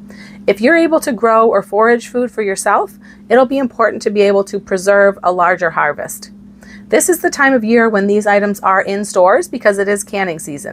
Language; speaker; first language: English; native; English